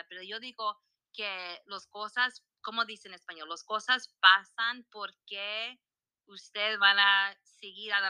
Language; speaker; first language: Spanish; early bilingual, heritage; Spanish